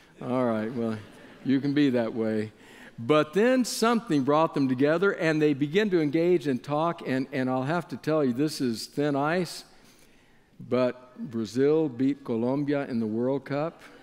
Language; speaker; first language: English; native; English